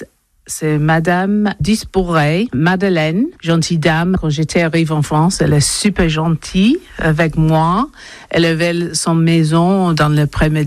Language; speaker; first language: French; non-native, learner; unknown